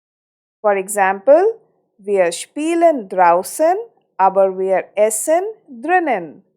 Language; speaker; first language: German; non-native, fluent; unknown